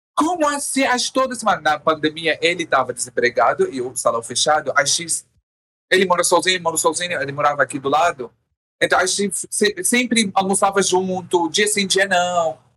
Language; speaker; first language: Portuguese; non-native, fluent; Arabic